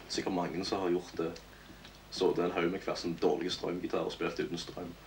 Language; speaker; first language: Norwegian; native; Norwegian